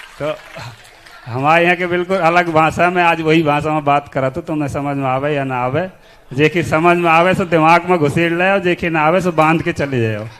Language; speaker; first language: Hindi; native; Hindi